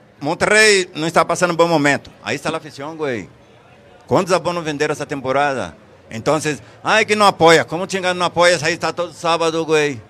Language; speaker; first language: Spanish; non-native, fluent; Portuguese